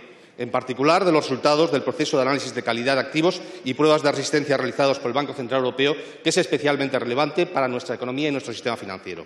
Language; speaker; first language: Spanish; native; Spanish